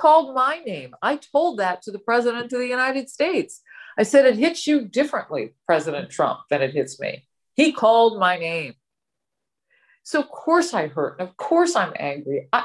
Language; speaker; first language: English; native; English